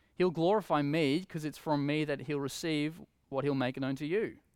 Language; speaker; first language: English; native; English